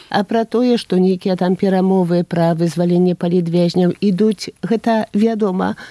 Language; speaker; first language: Belarusian; native; Belarusian